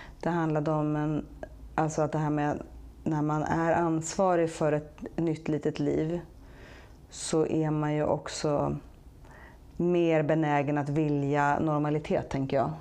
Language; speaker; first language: Swedish; native; Swedish